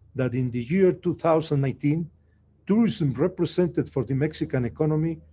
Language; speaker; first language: English; non-native, fluent; Spanish